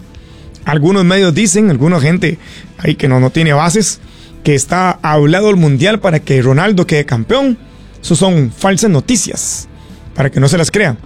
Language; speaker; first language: Spanish; native; Spanish